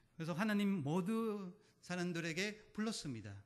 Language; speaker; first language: Korean; non-native, learner; Spanish